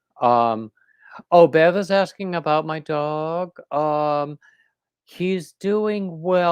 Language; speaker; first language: English; native; English